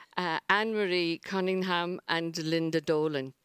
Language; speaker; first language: German; non-native, learner; English